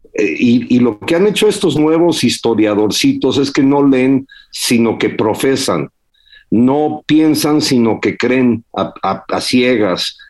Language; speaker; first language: Spanish; early bilingual, heritage; Spanish